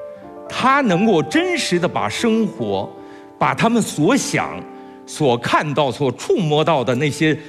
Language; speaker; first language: Chinese; native; Chinese